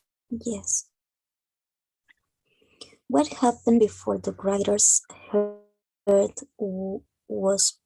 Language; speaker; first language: English; non-native, learner; Spanish